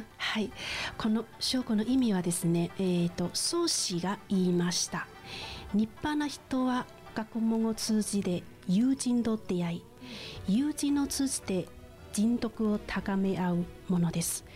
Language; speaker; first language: Japanese; non-native, fluent; Chinese